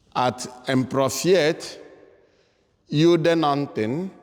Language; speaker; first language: Swedish; non-native, fluent; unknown